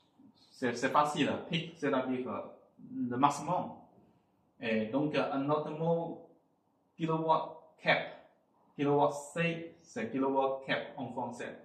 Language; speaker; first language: French; non-native, fluent; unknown